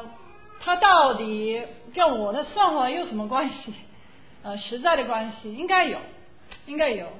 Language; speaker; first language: Chinese; non-native, fluent; English